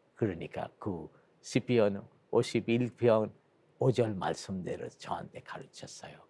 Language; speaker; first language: Korean; non-native, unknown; Bangla